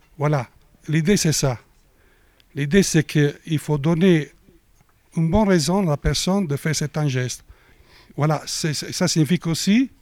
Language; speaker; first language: French; non-native, fluent; Italian